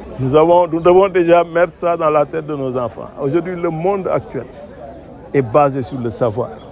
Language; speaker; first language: French; non-native, local second language; Wolof